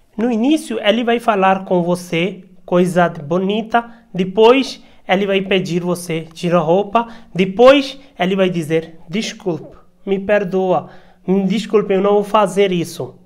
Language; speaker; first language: Portuguese; non-native, learner; Hindi